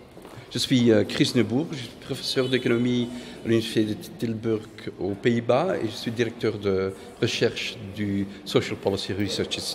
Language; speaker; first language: French; non-native, fluent; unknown